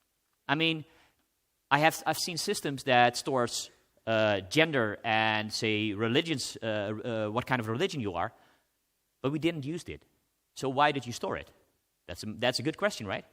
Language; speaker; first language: English; non-native, fluent; Dutch